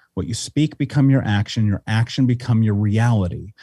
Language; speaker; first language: English; native; English